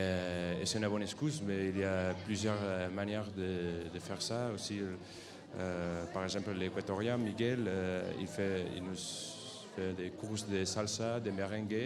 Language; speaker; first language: French; non-native, fluent; Catalan